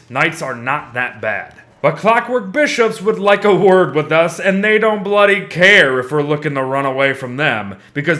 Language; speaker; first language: English; native; English